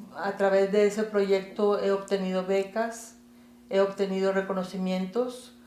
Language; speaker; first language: Spanish; native; Spanish